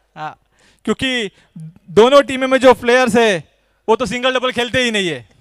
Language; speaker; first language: Hindi; non-native, local second language; Marathi